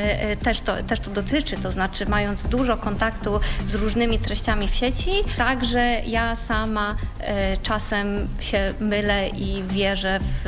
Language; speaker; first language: Polish; native; Polish